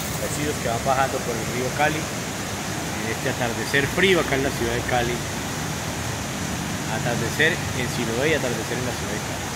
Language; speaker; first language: Spanish; native; Spanish